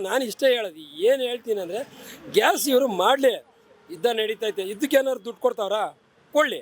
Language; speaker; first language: Kannada; native; Kannada